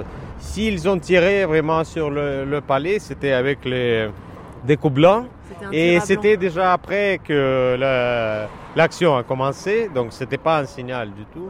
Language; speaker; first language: French; non-native, fluent; Russian